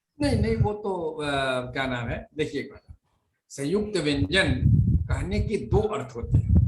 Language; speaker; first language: Hindi; native; Hindi